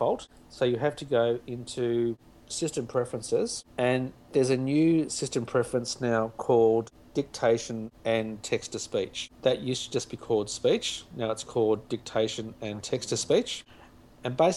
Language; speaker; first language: English; native; English